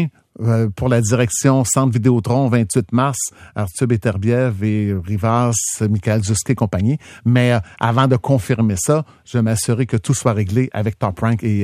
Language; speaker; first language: French; native; French